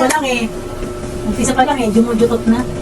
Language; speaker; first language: Filipino; native; Filipino